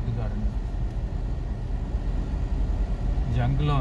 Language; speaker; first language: Hindi; non-native, local second language; Malayalam